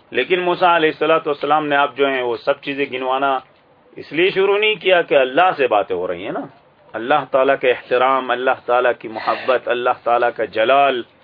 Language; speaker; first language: Urdu; native; Urdu